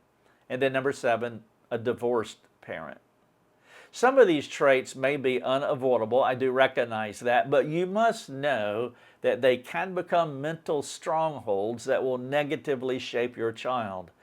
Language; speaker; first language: English; native; English